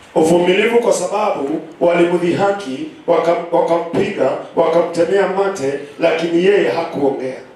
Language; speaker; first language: Swahili; non-native, local second language; Kamba